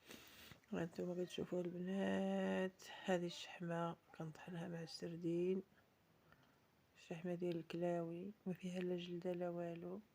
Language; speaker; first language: Arabic; native; Arabic